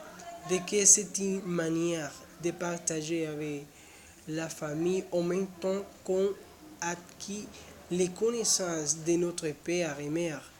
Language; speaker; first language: French; non-native, learner; Spanish